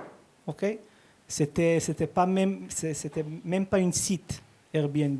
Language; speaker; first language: French; early bilingual, heritage; Hebrew